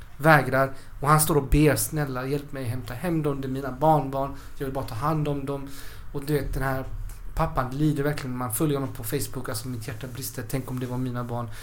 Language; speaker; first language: Swedish; early bilingual, other home language; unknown